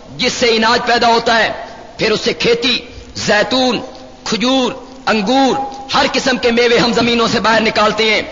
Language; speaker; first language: Urdu; non-native, local second language; Punjabi